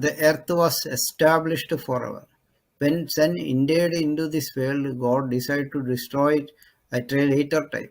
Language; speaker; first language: English; non-native, local second language; Malayalam